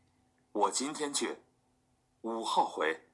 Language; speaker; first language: Chinese; non-native, learner; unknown